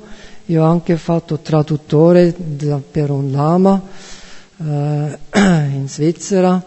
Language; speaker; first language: Italian; non-native, fluent; German